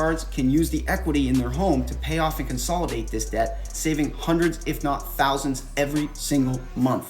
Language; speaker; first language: English; native; English